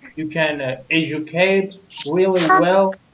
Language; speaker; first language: English; non-native, learner; Persian